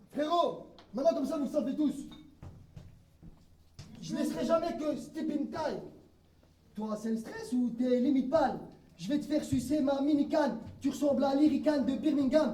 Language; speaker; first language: French; native; French